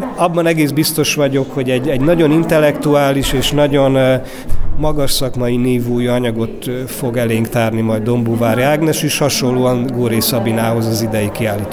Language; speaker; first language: Hungarian; native; Hungarian